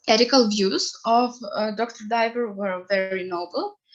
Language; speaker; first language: English; non-native, fluent; Ukrainian